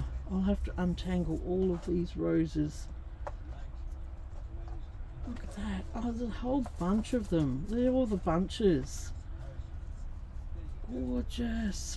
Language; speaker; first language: English; native; English